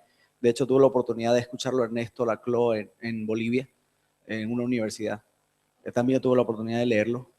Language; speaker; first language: Spanish; native; Spanish